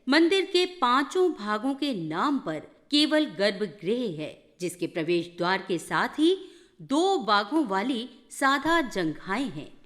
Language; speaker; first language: Hindi; native; Hindi